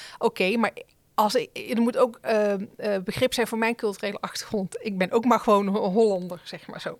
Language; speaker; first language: Dutch; native; Dutch